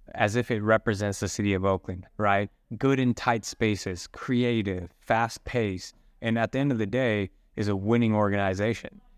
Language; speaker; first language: English; native; English